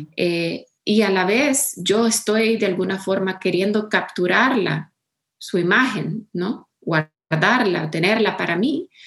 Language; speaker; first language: Spanish; early bilingual, heritage; Spanish